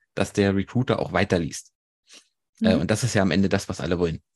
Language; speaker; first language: German; native; German